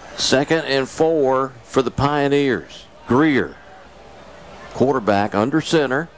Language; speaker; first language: English; native; English